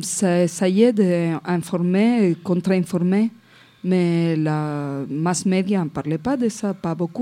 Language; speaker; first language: French; non-native, fluent; Spanish